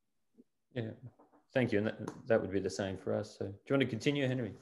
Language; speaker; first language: English; native; English